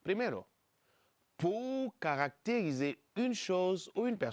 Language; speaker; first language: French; non-native, fluent; Spanish